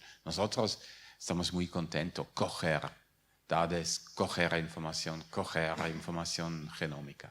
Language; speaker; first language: Spanish; non-native, fluent; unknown